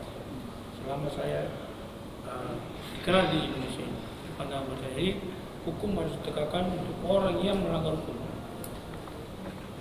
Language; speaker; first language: Indonesian; non-native, local second language; Tetum